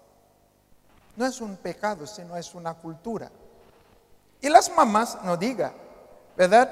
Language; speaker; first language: Spanish; non-native, fluent; Haitian Creole